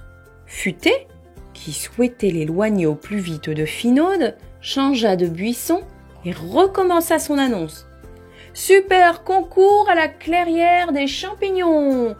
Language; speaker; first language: French; native; French